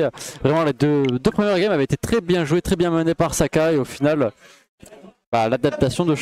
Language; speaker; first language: French; native; French